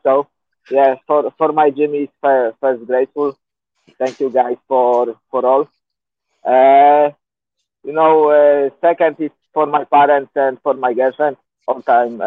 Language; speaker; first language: English; non-native, learner; Polish